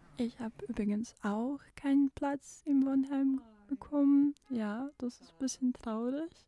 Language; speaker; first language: German; non-native, fluent; Russian